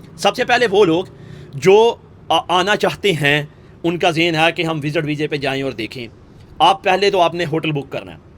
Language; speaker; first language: Urdu; native; Urdu